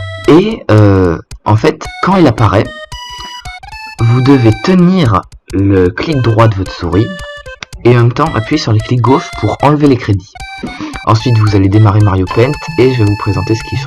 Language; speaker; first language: French; native; French